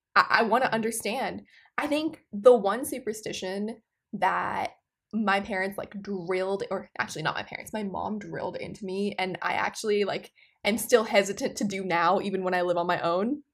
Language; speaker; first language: English; non-native, local second language; Punjabi